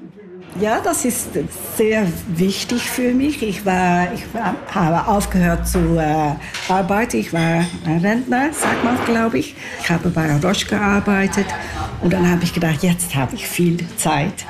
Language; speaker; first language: German; non-native, fluent; English